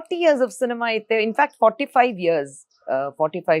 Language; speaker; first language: Telugu; non-native, local second language; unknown